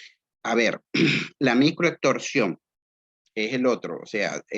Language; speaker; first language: Spanish; native; Spanish